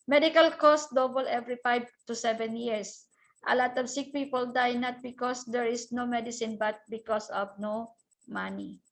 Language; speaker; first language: English; non-native, local second language; Filipino